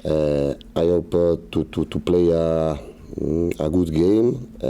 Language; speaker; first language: English; non-native, learner; Italian